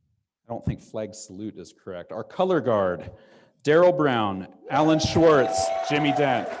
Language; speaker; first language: English; native; English